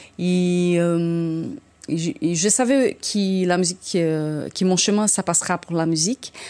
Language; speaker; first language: French; non-native, fluent; Portuguese